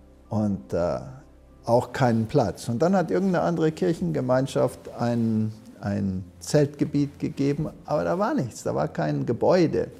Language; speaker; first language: German; early bilingual, heritage; German